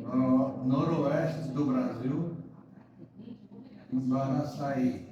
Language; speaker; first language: Portuguese; early bilingual, other home language; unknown